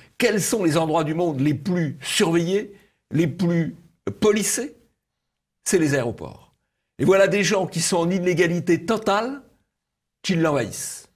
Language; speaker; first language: French; native; French